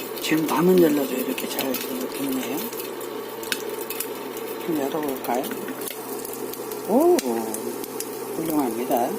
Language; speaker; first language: Korean; native; Korean